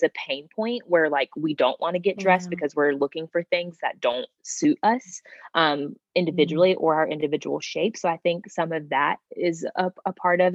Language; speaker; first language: English; native; English